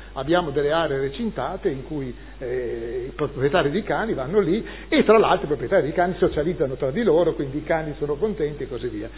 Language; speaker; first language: Italian; native; Italian